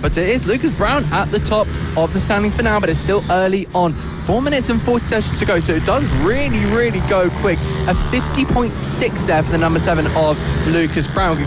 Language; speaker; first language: English; native; English